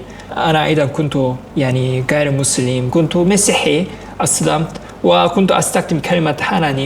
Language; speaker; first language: Arabic; non-native, fluent; Korean